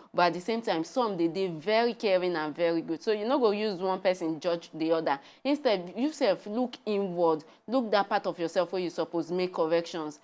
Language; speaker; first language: Nigerian Pidgin; native; Nigerian Pidgin